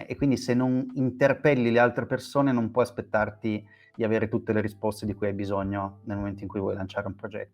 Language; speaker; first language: Italian; native; Italian